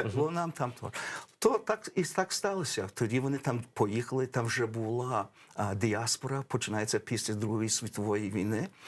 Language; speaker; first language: Ukrainian; early bilingual, heritage; English